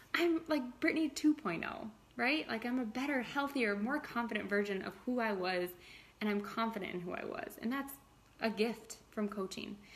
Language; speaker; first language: English; native; English